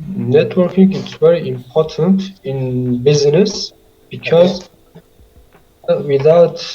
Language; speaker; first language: English; non-native, learner; Tajik